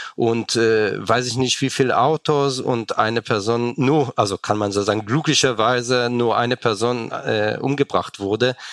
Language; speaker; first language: German; non-native, fluent; Hebrew